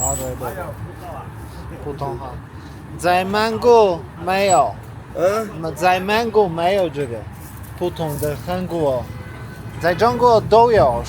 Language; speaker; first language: Chinese; non-native, learner; Polish